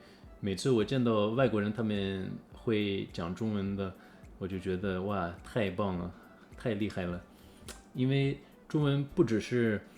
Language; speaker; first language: Chinese; early bilingual, heritage; English